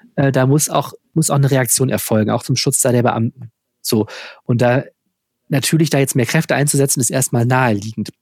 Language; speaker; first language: German; native; German